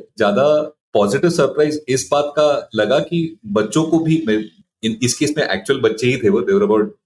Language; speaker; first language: Hindi; non-native, local second language; Marathi